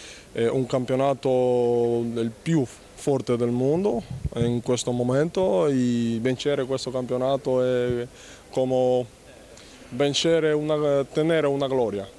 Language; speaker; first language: Italian; non-native, learner; Spanish